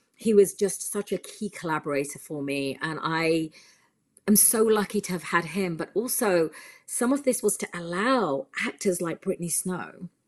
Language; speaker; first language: English; native; English